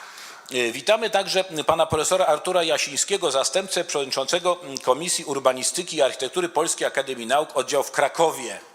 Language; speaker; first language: Polish; native; Polish